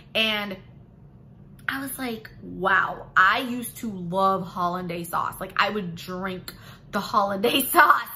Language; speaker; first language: English; native; English